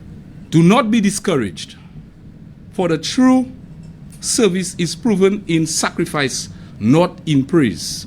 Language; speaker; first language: English; non-native, local second language; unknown